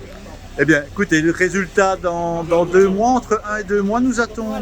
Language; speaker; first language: French; native; French